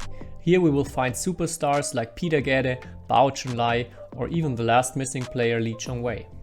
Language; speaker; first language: English; non-native, fluent; German